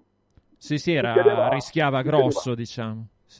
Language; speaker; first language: Italian; native; Italian